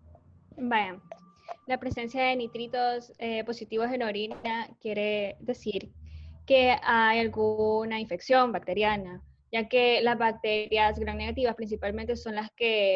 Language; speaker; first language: Spanish; native; Spanish